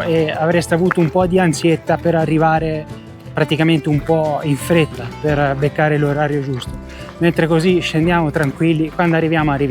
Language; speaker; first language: Italian; native; Italian